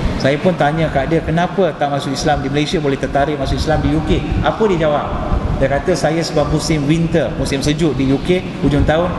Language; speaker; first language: Malay; non-native, local second language; Tamil